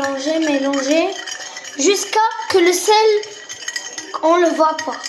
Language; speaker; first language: French; non-native, local second language; Arabic